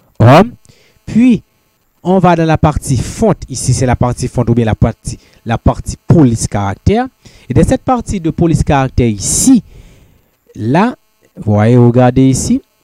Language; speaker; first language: French; non-native, local second language; Haitian Creole